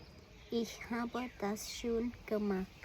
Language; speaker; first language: German; non-native, learner; Khmer